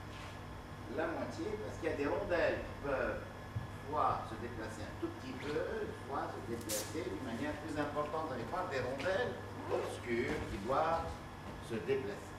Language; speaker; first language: French; native; French